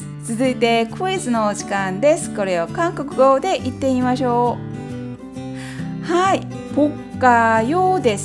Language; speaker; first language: Japanese; non-native, fluent; Korean